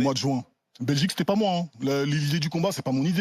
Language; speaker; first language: French; native; French